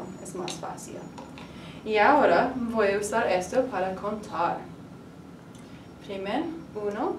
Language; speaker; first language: Spanish; non-native, learner; English